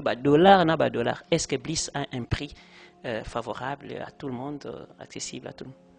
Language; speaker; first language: French; non-native, local second language; Lingala